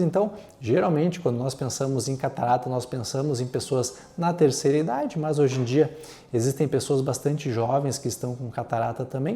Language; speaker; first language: Portuguese; native; Portuguese